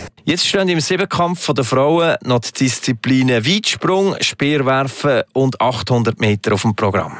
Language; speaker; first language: German; native; German